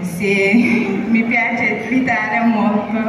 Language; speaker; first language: Italian; non-native, learner; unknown